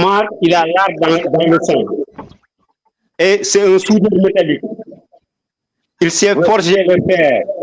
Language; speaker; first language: French; non-native, local second language; Wolof